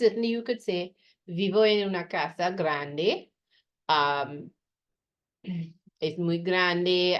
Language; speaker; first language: Spanish; non-native, fluent; English